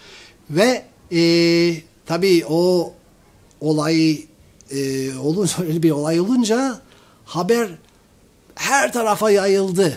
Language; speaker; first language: Turkish; non-native, fluent; English